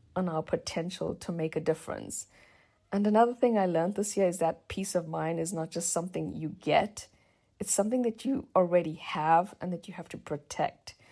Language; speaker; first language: English; native; English